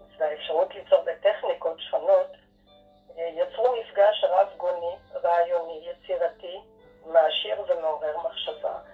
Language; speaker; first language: Hebrew; early bilingual, other home language; Arabic